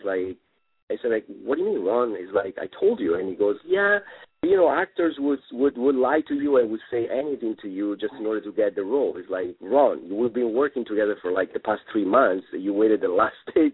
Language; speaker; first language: English; non-native, fluent; Italian